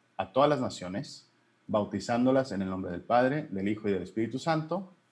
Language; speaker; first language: Spanish; native; Spanish